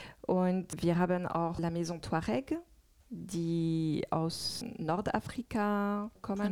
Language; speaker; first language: German; non-native, fluent; French